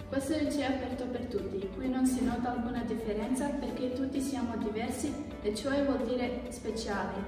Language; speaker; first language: Italian; non-native, learner; Albanian